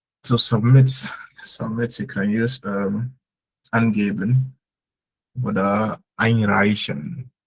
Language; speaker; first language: German; non-native, fluent; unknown